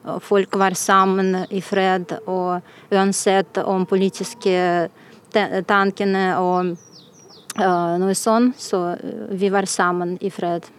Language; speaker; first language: Norwegian; non-native, fluent; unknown